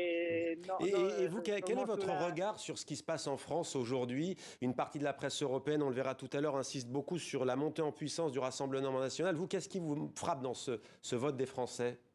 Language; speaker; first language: French; native; French